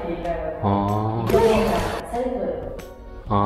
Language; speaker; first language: Korean; non-native, learner; Uzbek